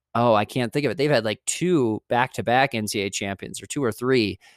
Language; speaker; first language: English; native; English